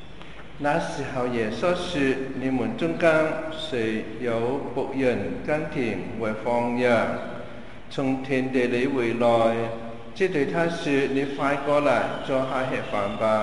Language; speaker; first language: Chinese; non-native, fluent; Cantonese